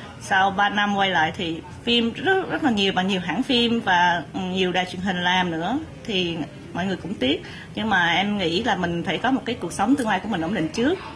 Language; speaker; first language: Vietnamese; native; Vietnamese